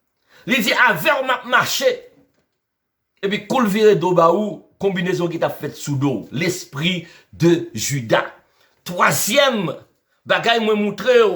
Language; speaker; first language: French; non-native, learner; Haitian Creole